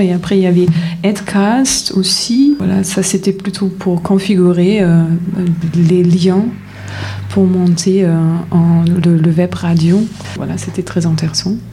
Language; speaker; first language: French; non-native, fluent; German